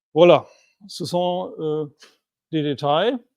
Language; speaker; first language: French; non-native, fluent; German